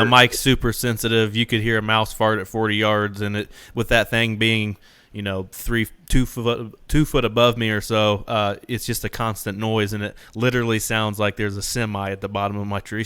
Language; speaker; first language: English; native; English